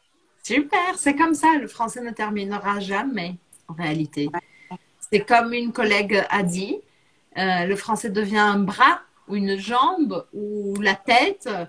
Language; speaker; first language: French; non-native, fluent; Portuguese